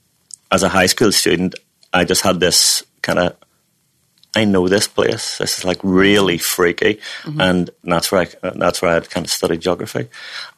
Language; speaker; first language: English; native; English